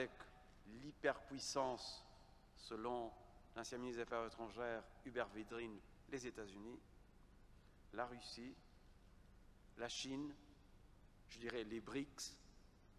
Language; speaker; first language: French; non-native, fluent; Kabuverdianu